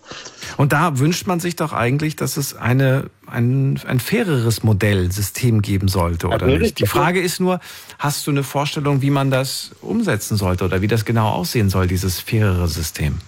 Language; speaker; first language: German; native; German